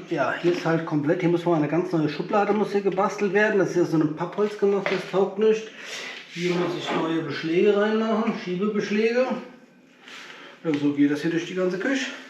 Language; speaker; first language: German; native; German